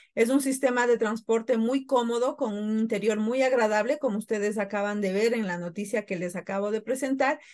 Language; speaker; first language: Spanish; native; Spanish